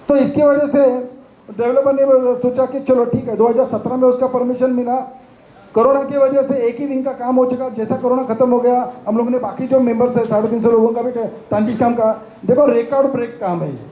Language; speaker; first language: Hindi; non-native, local second language; Marathi